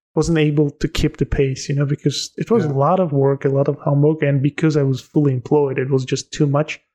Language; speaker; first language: English; non-native, fluent; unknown